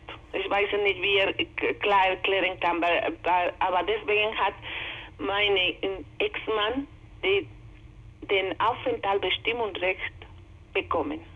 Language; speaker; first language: German; non-native, learner; Spanish